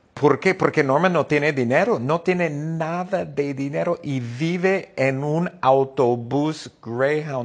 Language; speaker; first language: Spanish; non-native, fluent; English